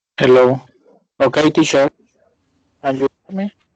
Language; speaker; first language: English; non-native, learner; Spanish